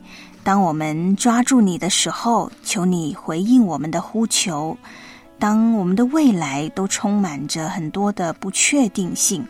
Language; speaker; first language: Chinese; native; Chinese